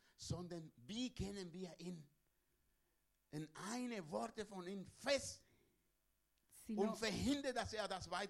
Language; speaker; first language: German; non-native, learner; Spanish